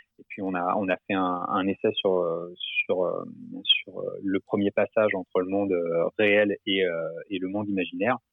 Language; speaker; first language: French; native; French